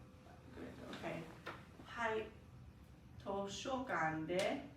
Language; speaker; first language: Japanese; non-native, fluent; English